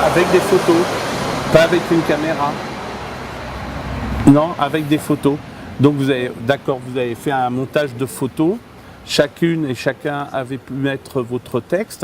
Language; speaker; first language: French; native; French